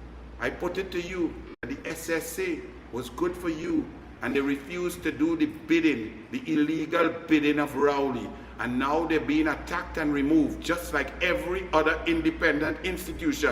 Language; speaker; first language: English; native; English